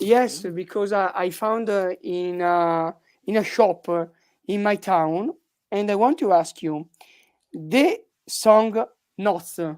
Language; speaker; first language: English; non-native, learner; Italian